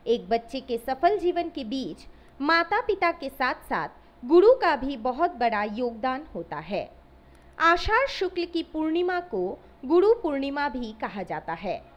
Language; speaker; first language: Hindi; non-native, local second language; Assamese